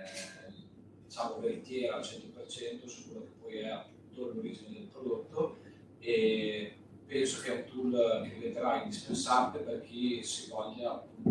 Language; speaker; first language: Italian; native; Italian